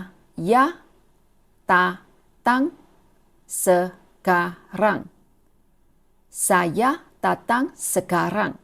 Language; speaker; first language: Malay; non-native, local second language; Chinese